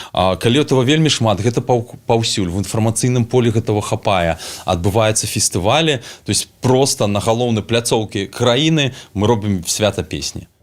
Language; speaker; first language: Belarusian; native; Belarusian